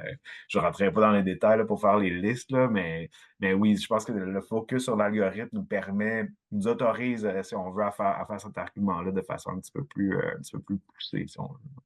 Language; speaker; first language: French; native; French